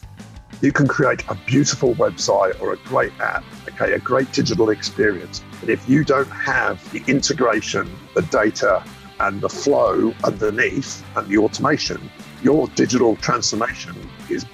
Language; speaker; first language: English; native; English